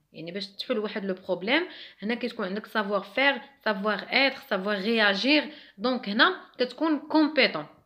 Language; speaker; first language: French; non-native, local second language; Arabic